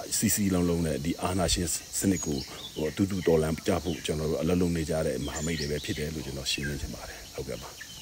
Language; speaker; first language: Burmese; non-native, local second language; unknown